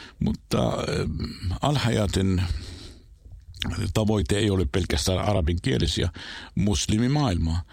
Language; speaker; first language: Finnish; non-native, fluent; Arabic